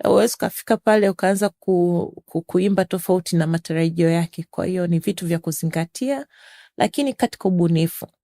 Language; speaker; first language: Swahili; native; Swahili